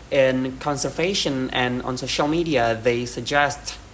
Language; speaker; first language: English; non-native, learner; Indonesian